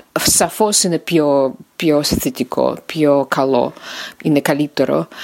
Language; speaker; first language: Greek; non-native, learner; Russian